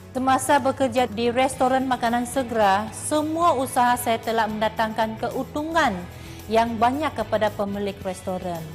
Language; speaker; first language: Malay; non-native, local second language; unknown